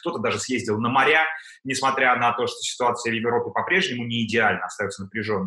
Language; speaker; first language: Russian; native; Russian